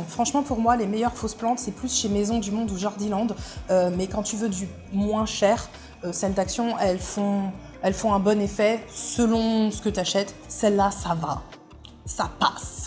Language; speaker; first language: French; native; French